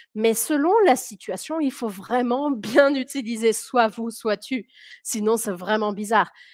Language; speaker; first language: French; early bilingual, heritage; French